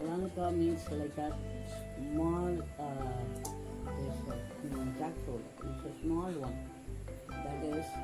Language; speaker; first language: English; non-native, local second language; Filipino